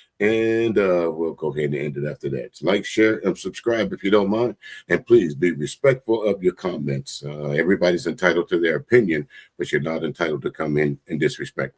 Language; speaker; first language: English; native; English